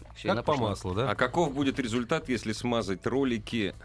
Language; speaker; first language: Russian; native; Russian